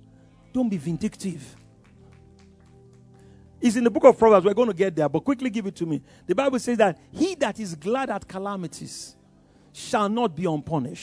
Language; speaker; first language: English; non-native, local second language; Yoruba